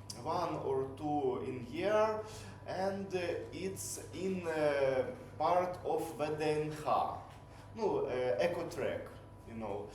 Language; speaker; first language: English; non-native, learner; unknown